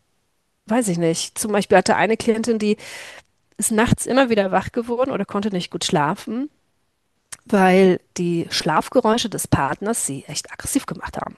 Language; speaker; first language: German; native; German